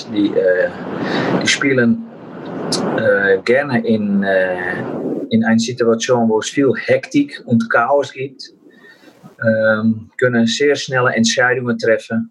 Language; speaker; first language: German; non-native, fluent; Dutch